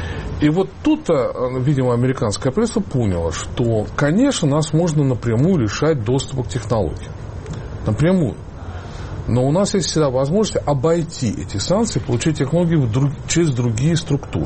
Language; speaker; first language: Russian; native; Russian